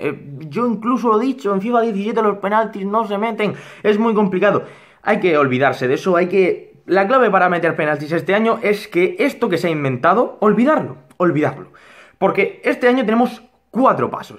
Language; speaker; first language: Spanish; native; Spanish